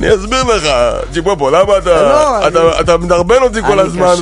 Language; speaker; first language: Hebrew; native; Hebrew